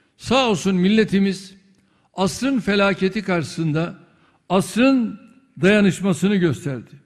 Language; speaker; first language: Turkish; native; Turkish